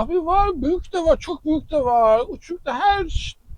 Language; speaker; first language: Turkish; non-native, learner; Persian